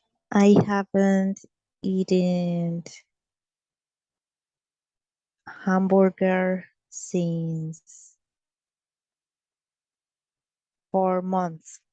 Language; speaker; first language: English; non-native, learner; Spanish